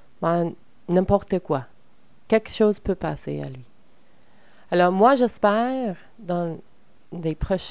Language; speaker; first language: French; non-native, learner; English